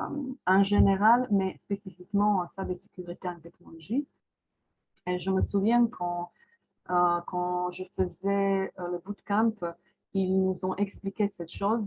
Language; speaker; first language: French; non-native, fluent; Croatian